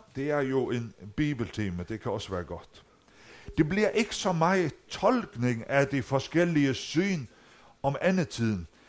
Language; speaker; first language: Danish; non-native, local second language; Faroese